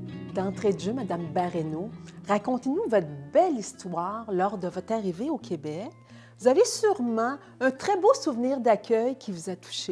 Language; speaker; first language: French; native; French